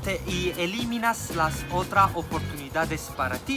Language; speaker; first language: Spanish; non-native, fluent; Italian